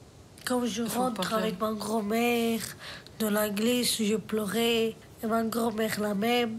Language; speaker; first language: French; non-native, learner; Romanian